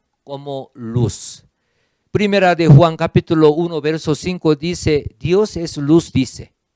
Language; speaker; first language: Spanish; non-native, fluent; Korean